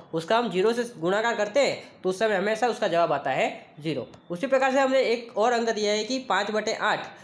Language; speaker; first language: Hindi; non-native, local second language; Gujarati